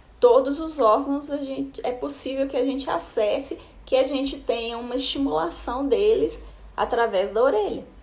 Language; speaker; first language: Portuguese; native; Portuguese